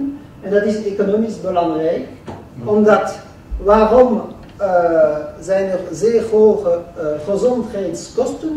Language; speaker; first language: Dutch; non-native, local second language; French